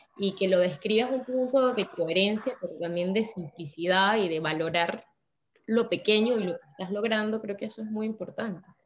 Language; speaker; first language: Spanish; native; Spanish